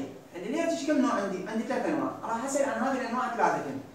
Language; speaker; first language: Arabic; native; Arabic